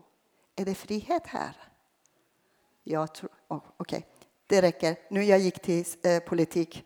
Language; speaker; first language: Swedish; non-native, fluent; Persian